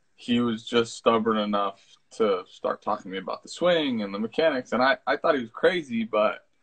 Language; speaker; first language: English; early bilingual, other home language; Italian